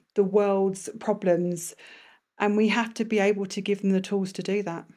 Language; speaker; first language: English; native; English